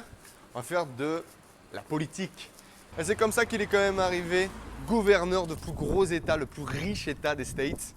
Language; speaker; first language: French; native; French